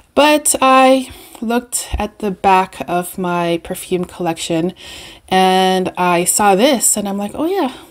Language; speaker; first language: English; native; English